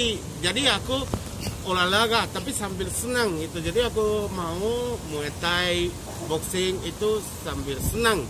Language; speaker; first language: Indonesian; non-native, fluent; Japanese